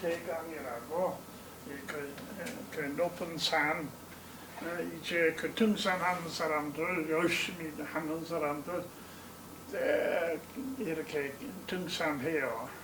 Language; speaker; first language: Korean; non-native, learner; English